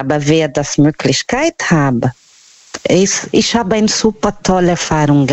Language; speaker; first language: German; non-native, learner; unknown